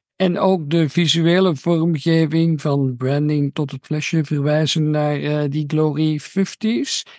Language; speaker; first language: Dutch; native; Dutch